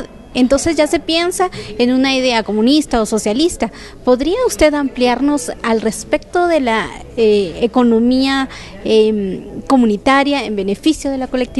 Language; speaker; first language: Spanish; native; Spanish